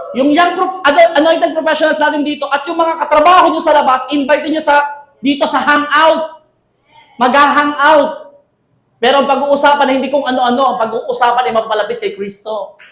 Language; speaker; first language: Filipino; native; Filipino